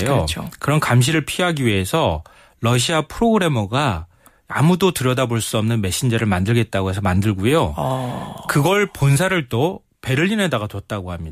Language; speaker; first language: Korean; native; Korean